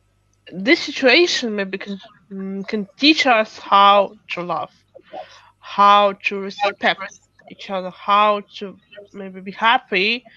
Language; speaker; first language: English; non-native, fluent; Russian